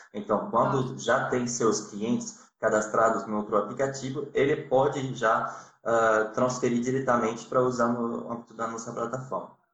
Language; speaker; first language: Portuguese; non-native, fluent; French